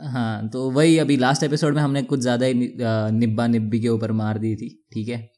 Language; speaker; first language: Hindi; non-native, local second language; Marathi